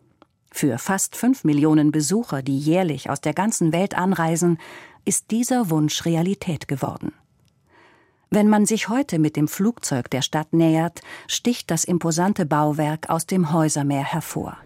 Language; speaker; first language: German; native; German